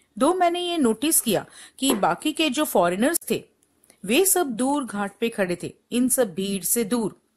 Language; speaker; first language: Hindi; non-native, local second language; Gujarati